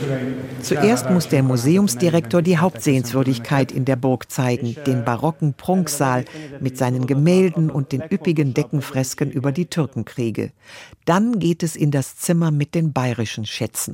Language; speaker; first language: German; native; German